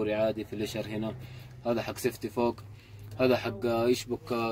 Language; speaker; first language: Arabic; non-native, learner; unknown